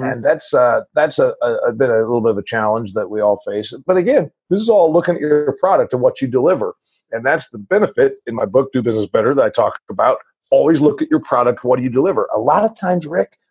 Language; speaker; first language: English; native; English